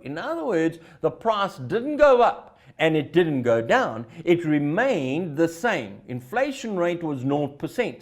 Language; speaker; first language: English; native; English